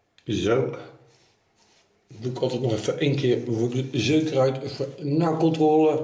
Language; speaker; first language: Dutch; native; Dutch